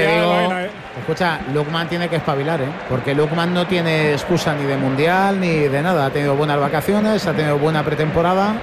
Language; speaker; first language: Spanish; native; Spanish